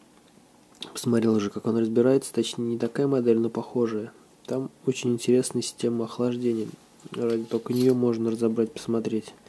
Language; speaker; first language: Russian; native; Russian